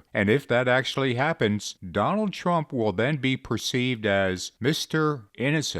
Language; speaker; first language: English; native; English